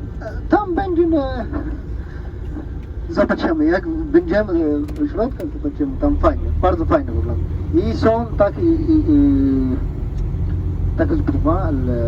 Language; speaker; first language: Polish; non-native, learner; Arabic